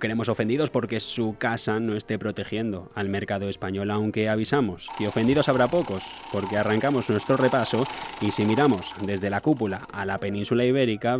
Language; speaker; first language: Spanish; native; Spanish